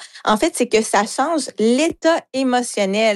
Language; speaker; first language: French; native; French